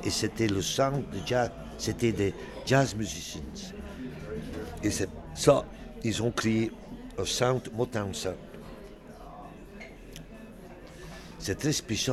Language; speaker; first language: French; non-native, local second language; Dutch